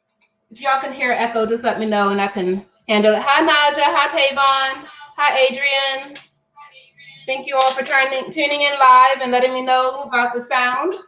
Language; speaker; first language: English; native; English